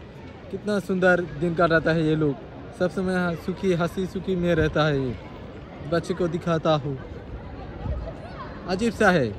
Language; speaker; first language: Hindi; non-native, learner; Bangla